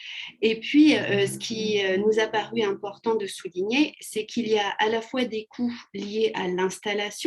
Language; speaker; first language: French; native; French